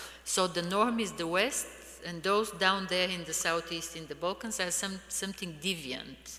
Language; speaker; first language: English; non-native, fluent; Bulgarian